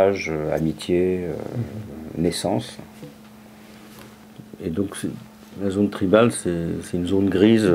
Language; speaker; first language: French; native; French